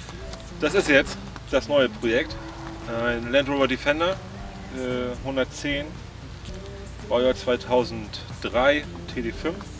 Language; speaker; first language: German; native; German